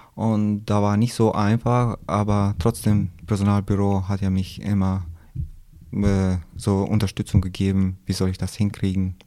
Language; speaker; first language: German; non-native, learner; Albanian